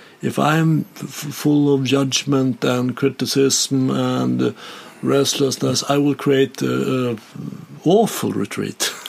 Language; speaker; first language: English; non-native, fluent; Swedish